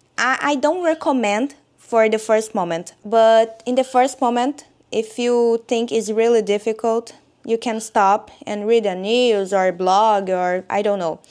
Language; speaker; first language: English; non-native, learner; Portuguese